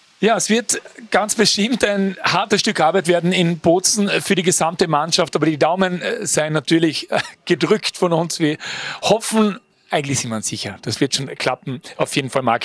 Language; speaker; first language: German; native; German